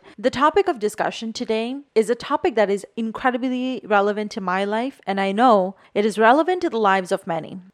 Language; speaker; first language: English; non-native, local second language; Bangla